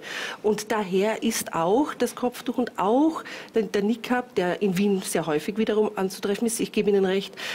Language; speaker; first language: German; native; German